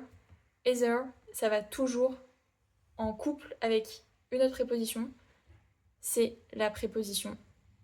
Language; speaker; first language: French; native; French